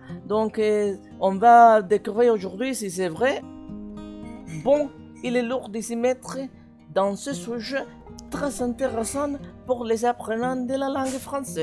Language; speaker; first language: French; non-native, fluent; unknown